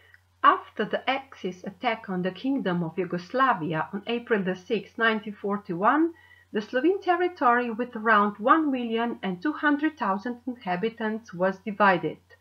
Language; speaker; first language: English; non-native, fluent; Slovenian